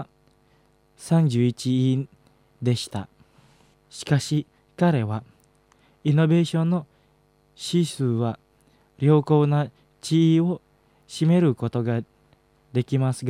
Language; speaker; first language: Japanese; non-native, fluent; Indonesian